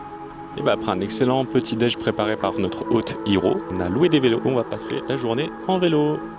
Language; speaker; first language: French; native; French